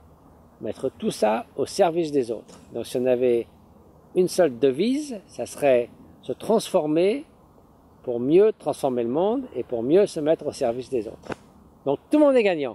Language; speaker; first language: French; native; French